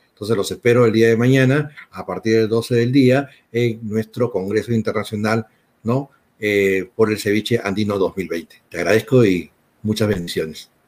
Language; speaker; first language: Spanish; native; Spanish